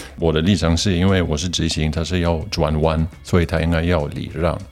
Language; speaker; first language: Chinese; non-native, fluent; German